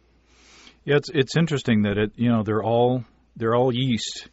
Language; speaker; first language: English; native; English